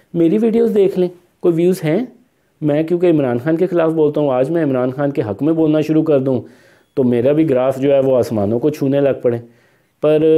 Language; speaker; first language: Urdu; non-native, local second language; Punjabi